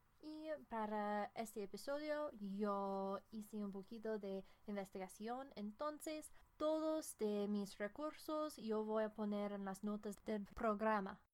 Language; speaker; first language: Spanish; non-native, fluent; English